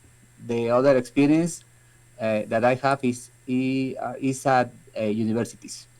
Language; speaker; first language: English; non-native, learner; Spanish